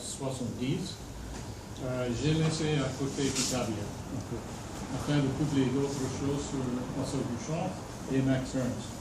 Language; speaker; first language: French; non-native, fluent; English